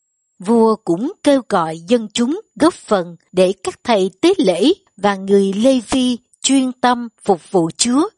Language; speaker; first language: Vietnamese; native; Vietnamese